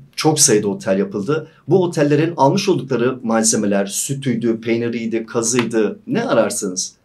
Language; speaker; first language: Turkish; native; Turkish